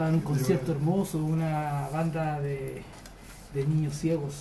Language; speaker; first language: Spanish; native; Spanish